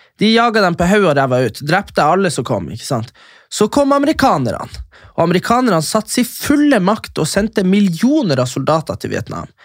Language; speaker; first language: Norwegian; native; Norwegian